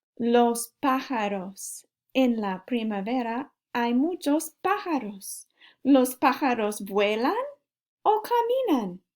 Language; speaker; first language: Spanish; non-native, fluent; English